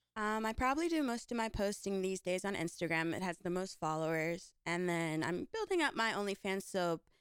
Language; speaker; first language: English; native; English